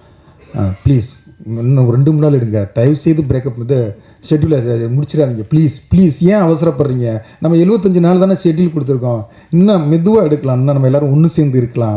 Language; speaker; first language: Tamil; native; Tamil